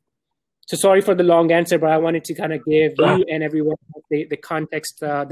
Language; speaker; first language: English; non-native, local second language; Urdu